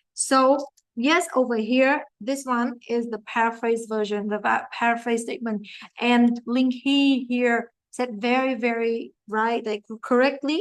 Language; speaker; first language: English; non-native, fluent; Vietnamese